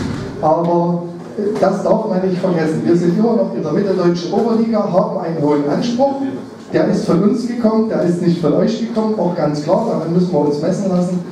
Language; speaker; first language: German; native; German